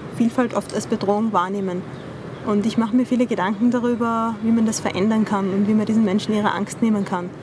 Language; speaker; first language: German; early bilingual, other home language; Arabic